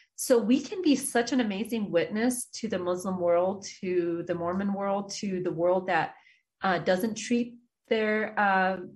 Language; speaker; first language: English; early bilingual, other home language; Persian